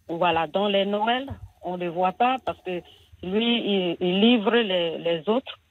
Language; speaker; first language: French; non-native, fluent; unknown